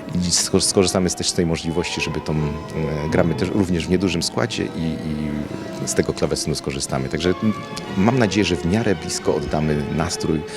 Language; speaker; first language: Polish; native; Polish